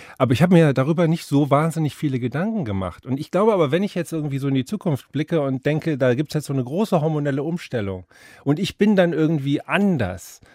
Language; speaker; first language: German; native; German